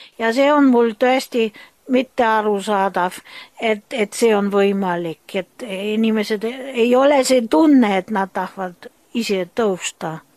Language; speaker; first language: Estonian; early bilingual, heritage; German